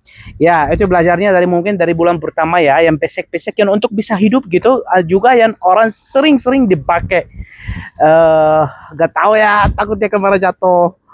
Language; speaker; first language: Indonesian; non-native, fluent; Arabic